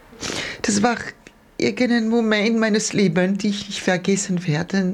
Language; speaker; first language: German; non-native, fluent; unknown